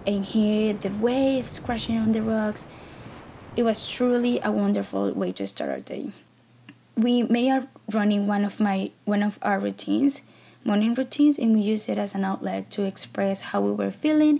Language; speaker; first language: English; non-native, fluent; Spanish